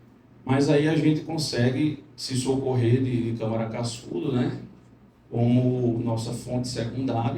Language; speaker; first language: Portuguese; native; Portuguese